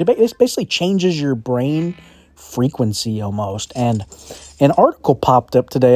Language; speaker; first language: English; native; English